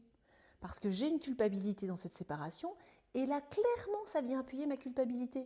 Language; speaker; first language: French; native; French